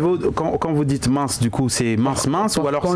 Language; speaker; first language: French; native; French